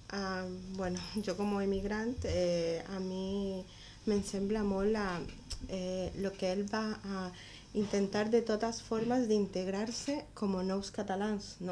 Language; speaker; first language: Catalan; non-native, learner; Spanish